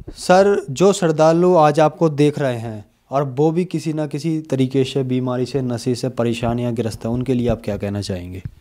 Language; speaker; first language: Hindi; native; Hindi